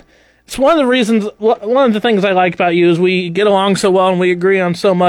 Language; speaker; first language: English; native; English